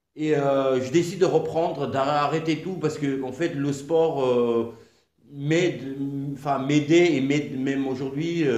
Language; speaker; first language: French; non-native, fluent; Georgian